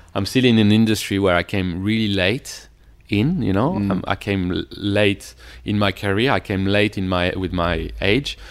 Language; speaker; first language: English; non-native, fluent; French